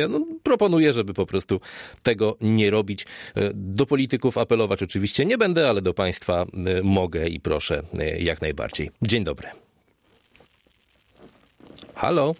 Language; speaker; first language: Polish; native; Polish